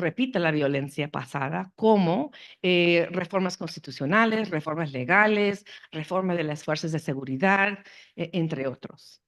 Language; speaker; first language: Spanish; non-native, fluent; English